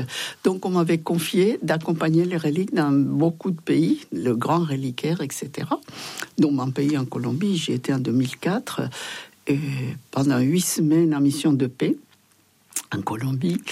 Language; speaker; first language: French; non-native, fluent; Spanish